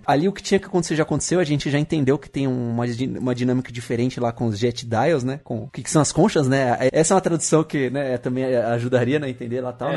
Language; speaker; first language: Portuguese; native; Portuguese